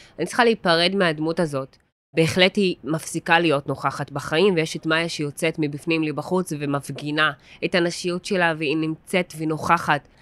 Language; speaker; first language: Hebrew; non-native, local second language; Arabic